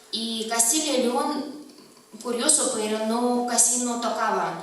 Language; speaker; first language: Spanish; non-native, fluent; Russian